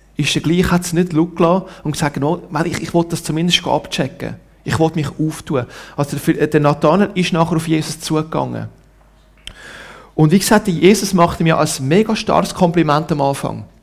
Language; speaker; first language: German; non-native, local second language; Italian